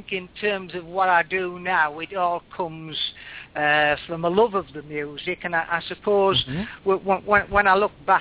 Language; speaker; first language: English; native; English